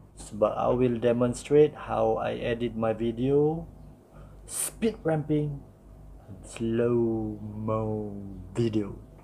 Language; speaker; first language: English; non-native, local second language; Malay